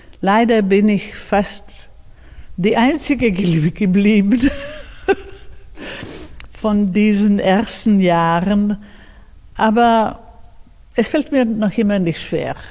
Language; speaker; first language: German; non-native, fluent; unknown